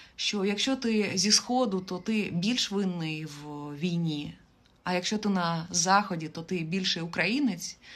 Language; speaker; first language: Ukrainian; native; Ukrainian